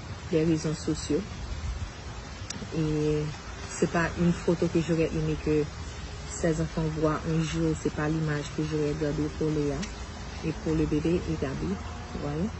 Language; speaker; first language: French; non-native, local second language; Haitian Creole